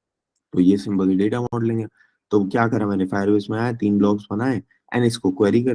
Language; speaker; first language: Hindi; native; Hindi